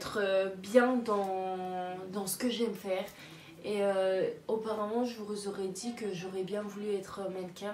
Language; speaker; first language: French; native; French